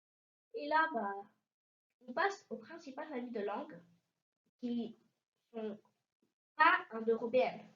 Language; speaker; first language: French; early bilingual, heritage; French